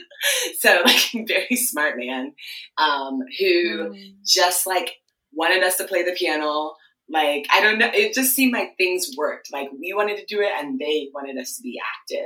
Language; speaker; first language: English; early bilingual, other home language; Akan